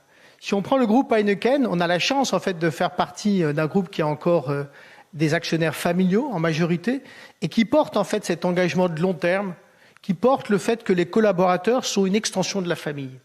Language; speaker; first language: French; native; French